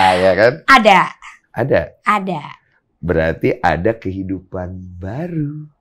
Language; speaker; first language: Indonesian; native; Indonesian